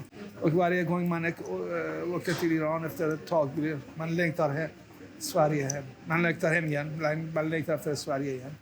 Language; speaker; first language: Swedish; non-native, fluent; Persian